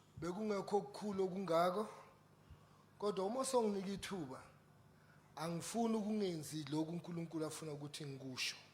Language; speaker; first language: Zulu; native; Zulu